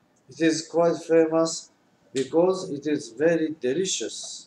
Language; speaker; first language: English; non-native, fluent; Japanese